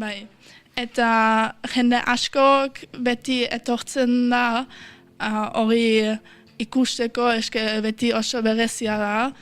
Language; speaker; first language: Basque; non-native, fluent; German